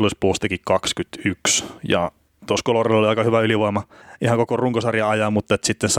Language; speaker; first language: Finnish; native; Finnish